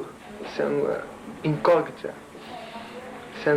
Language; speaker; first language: French; non-native, learner; Portuguese